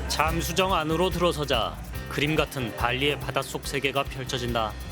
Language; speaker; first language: Korean; native; Korean